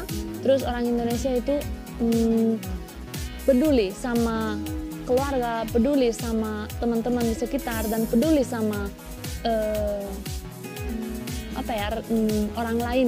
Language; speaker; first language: Indonesian; non-native, fluent; Spanish